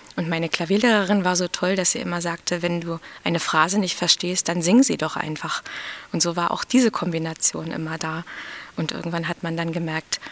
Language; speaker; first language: German; native; German